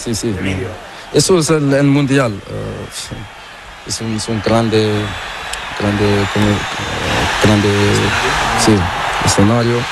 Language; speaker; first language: Spanish; non-native, learner; Portuguese